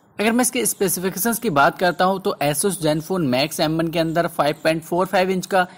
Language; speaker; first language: Hindi; native; Hindi